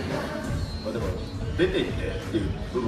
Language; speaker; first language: Japanese; native; Japanese